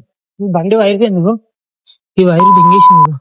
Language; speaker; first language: Telugu; native; Telugu